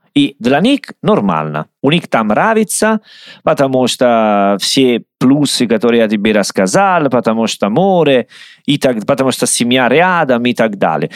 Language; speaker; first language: Russian; non-native, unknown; Italian